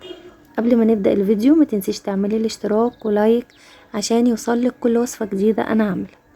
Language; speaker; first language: Arabic; native; Arabic